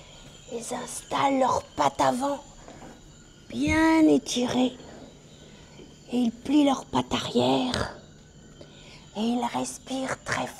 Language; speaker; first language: French; native; French